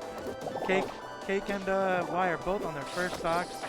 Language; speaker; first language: English; native; English